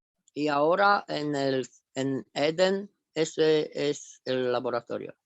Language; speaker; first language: Spanish; non-native, fluent; Romanian